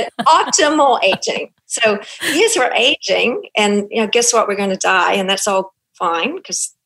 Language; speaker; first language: English; native; English